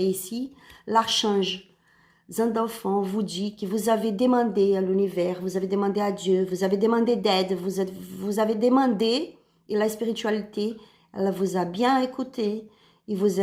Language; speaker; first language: French; non-native, learner; Spanish